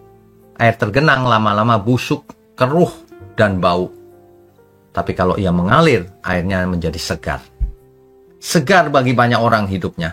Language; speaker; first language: Indonesian; native; Indonesian